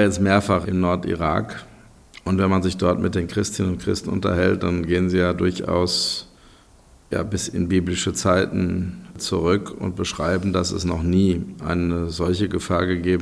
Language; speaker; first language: German; native; German